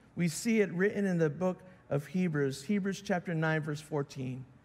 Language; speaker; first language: English; native; English